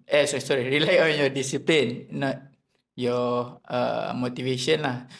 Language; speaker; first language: English; non-native, local second language; Malay